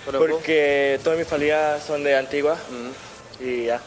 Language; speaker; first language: Spanish; early bilingual, heritage; Spanish